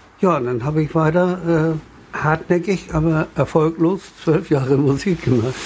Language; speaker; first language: German; native; German